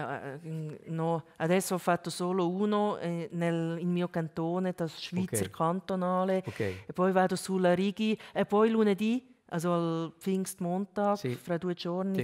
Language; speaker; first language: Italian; non-native, local second language; German